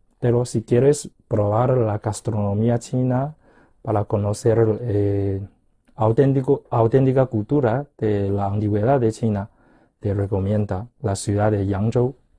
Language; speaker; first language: Spanish; non-native, fluent; Chinese